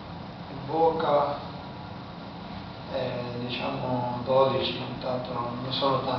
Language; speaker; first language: Italian; non-native, fluent; Spanish